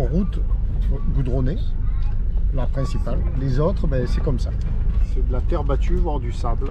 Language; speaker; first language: French; native; French